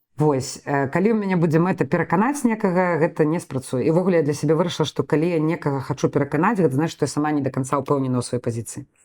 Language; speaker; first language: Belarusian; non-native, local second language; Russian